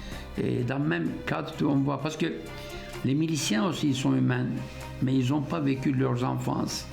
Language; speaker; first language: French; non-native, fluent; Turkish